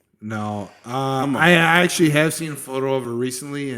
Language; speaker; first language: English; native; English